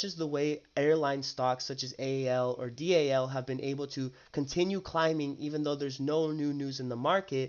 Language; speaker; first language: English; native; English